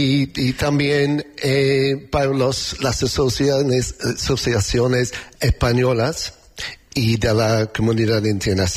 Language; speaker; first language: Spanish; non-native, learner; English